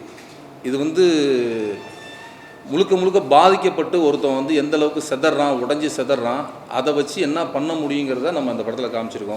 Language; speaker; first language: Tamil; native; Tamil